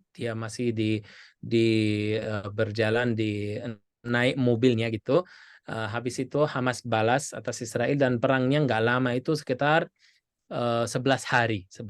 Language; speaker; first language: Indonesian; non-native, fluent; Arabic